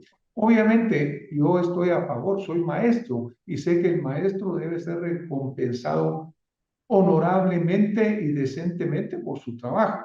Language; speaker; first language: Spanish; native; Spanish